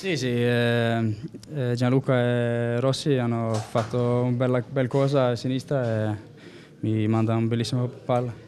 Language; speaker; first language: Italian; non-native, learner; Icelandic